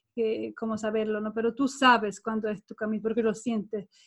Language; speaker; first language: Spanish; non-native, fluent; Swedish